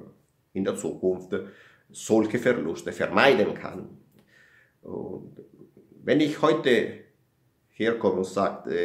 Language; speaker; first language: German; non-native, fluent; Italian